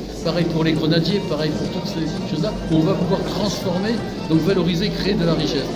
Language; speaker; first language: French; native; French